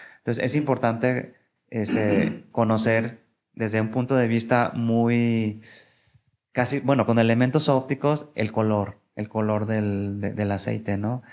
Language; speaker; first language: Spanish; native; Spanish